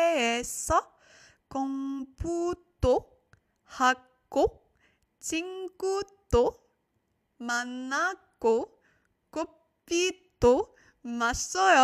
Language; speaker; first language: Korean; non-native, learner; French